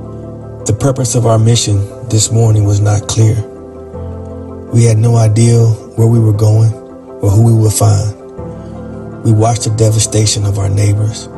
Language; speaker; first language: English; native; English